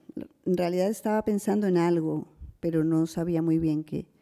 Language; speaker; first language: Spanish; native; Spanish